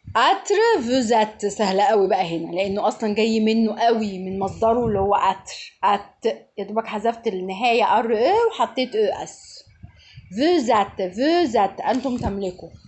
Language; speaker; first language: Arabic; native; Arabic